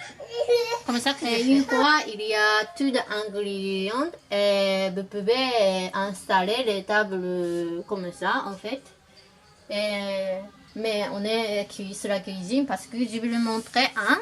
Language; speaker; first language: French; non-native, learner; Japanese